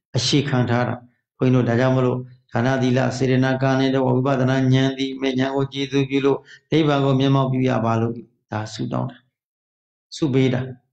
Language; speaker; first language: Burmese; native; Burmese